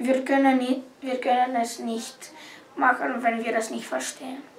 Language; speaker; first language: German; non-native, learner; Romanian